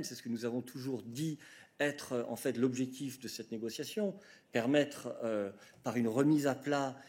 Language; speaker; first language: French; native; French